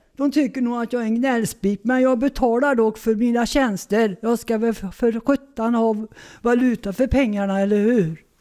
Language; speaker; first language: Swedish; native; Swedish